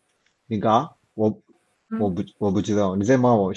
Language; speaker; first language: Chinese; non-native, learner; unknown